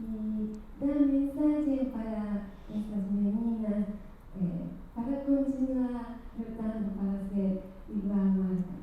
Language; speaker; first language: Portuguese; non-native, learner; Japanese